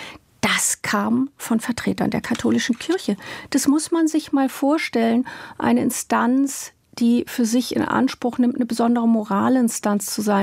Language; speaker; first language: German; native; German